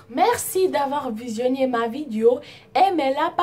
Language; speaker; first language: French; non-native, fluent; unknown